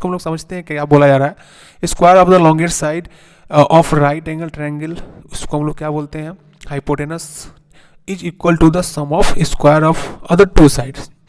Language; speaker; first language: Hindi; native; Hindi